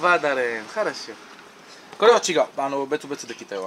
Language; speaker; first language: Japanese; non-native, learner; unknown